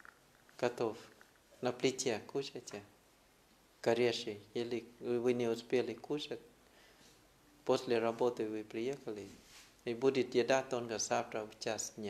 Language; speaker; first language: Russian; non-native, learner; Thai